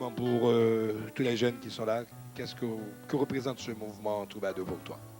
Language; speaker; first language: French; non-native, local second language; Haitian Creole